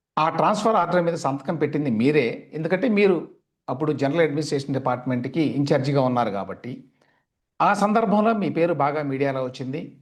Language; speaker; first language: Telugu; native; Telugu